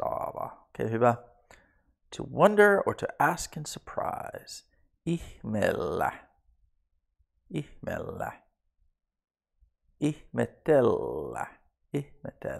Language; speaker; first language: Finnish; non-native, learner; English